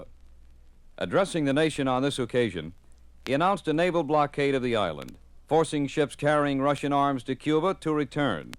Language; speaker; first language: English; native; English